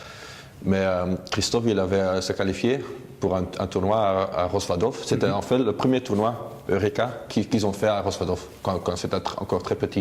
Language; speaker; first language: French; non-native, local second language; Dutch